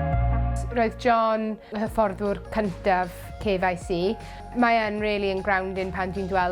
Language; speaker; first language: Welsh; non-native, local second language; English